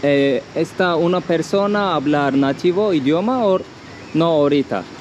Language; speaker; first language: Spanish; non-native, learner; Turkish